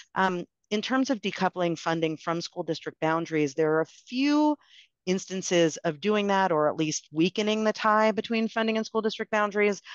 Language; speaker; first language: English; native; English